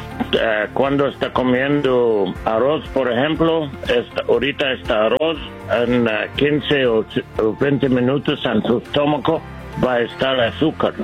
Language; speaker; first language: Spanish; non-native, learner; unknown